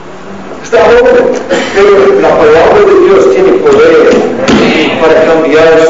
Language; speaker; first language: Spanish; non-native, learner; English